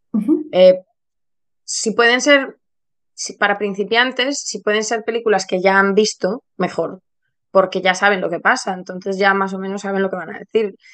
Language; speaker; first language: Spanish; native; Spanish